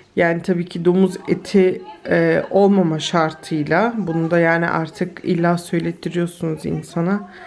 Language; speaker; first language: Turkish; early bilingual, heritage; Turkish